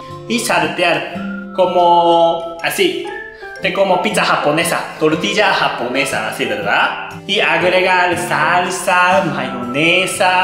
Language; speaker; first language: Spanish; non-native, learner; Japanese